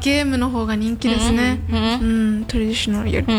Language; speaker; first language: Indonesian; non-native, learner; Japanese